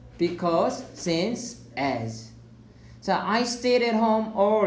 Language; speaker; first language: English; non-native, learner; Korean